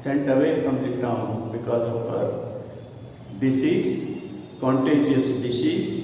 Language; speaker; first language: English; non-native, local second language; Kannada